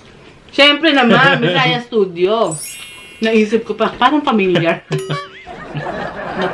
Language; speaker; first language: Filipino; native; Filipino